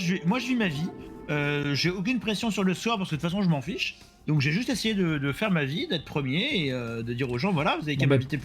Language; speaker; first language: French; native; French